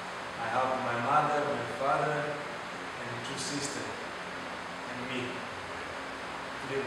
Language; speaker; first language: English; non-native, learner; Portuguese